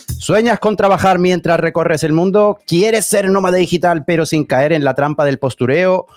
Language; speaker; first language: Spanish; native; Spanish